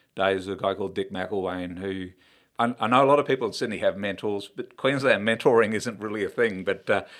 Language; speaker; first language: English; native; English